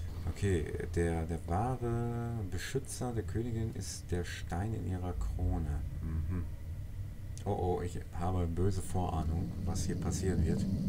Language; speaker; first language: German; native; German